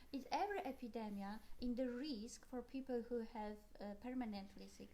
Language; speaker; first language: English; non-native, learner; Polish